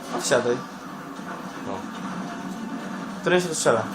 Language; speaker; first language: Polish; native; Polish